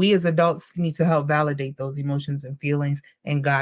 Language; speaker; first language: English; native; English